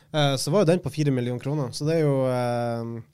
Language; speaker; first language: Norwegian; native; Norwegian